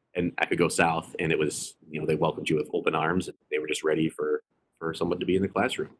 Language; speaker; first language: English; native; English